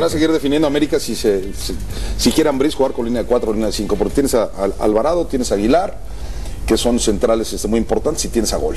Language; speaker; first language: Spanish; native; Spanish